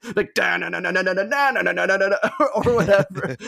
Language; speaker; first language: English; native; English